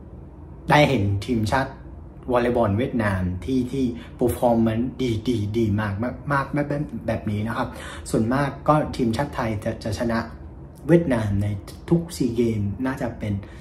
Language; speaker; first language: Thai; non-native, fluent; Vietnamese